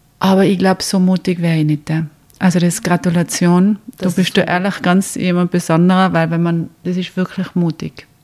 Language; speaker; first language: German; native; German